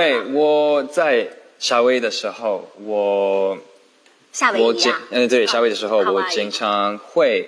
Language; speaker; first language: Chinese; non-native, learner; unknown